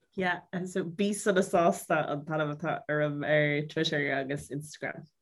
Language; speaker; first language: Irish; native; Irish